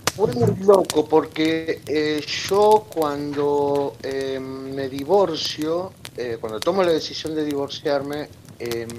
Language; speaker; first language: Spanish; native; Spanish